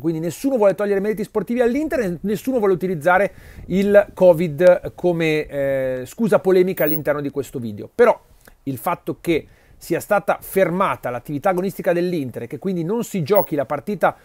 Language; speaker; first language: Italian; native; Italian